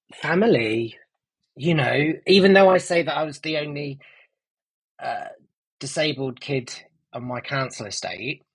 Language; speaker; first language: English; native; English